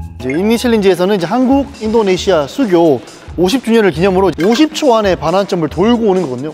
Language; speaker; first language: Korean; native; Korean